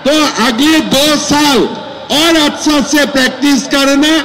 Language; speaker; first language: Hindi; non-native, local second language; Assamese